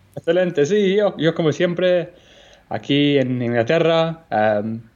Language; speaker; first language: Spanish; early bilingual, other home language; English